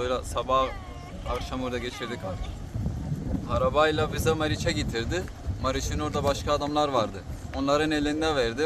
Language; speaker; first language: Turkish; non-native, learner; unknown